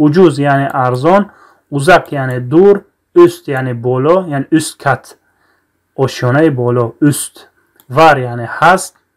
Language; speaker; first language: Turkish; non-native, fluent; Tajik